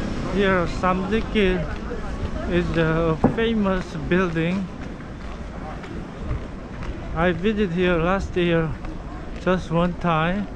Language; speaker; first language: English; non-native, learner; Korean